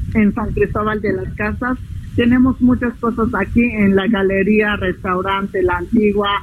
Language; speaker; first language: Spanish; native; Spanish